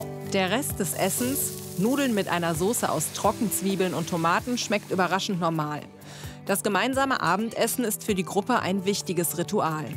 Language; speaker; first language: German; native; German